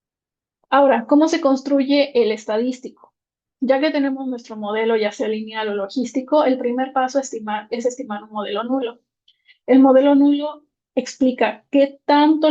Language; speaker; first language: Spanish; native; Spanish